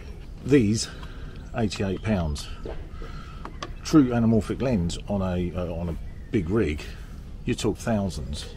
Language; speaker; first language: English; native; English